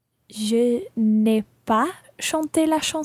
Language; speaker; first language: French; non-native, learner; English